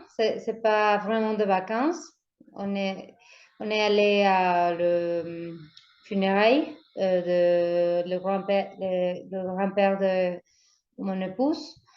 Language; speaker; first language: French; non-native, learner; Spanish